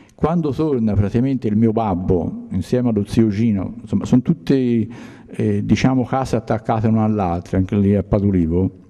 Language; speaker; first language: Italian; native; Italian